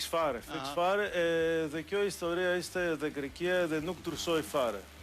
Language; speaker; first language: Albanian; non-native, learner; Greek